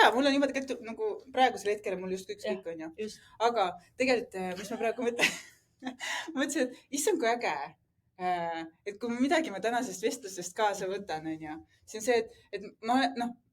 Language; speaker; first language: Estonian; native; Estonian